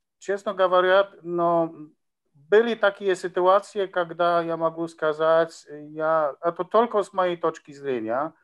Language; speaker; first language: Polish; non-native, learner; Ukrainian